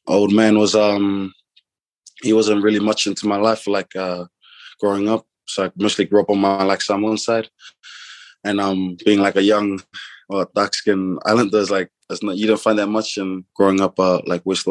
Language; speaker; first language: English; non-native, local second language; Samoan